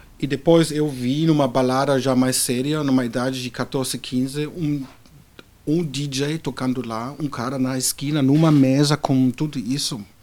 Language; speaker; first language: Portuguese; non-native, fluent; German